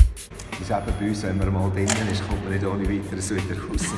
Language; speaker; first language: German; native; German